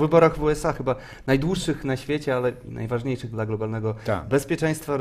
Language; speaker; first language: Polish; native; Polish